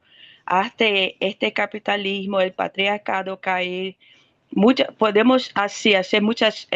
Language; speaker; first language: Spanish; non-native, fluent; Portuguese